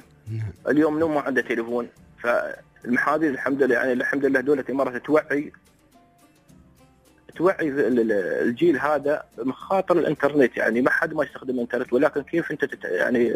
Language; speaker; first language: Arabic; native; Arabic